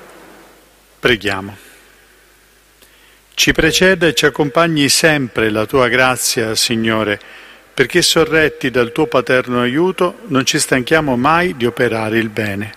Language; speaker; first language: Italian; native; Italian